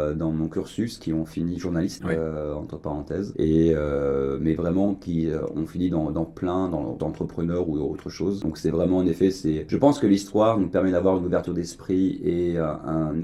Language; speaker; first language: French; native; French